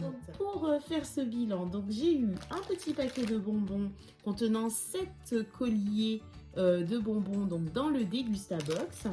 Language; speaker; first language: French; native; French